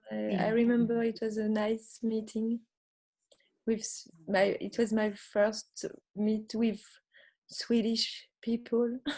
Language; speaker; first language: English; non-native, learner; French